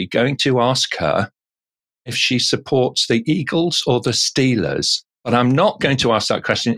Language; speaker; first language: English; native; English